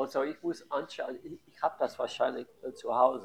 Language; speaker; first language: German; non-native, learner; English